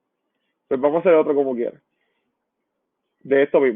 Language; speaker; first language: Spanish; native; Spanish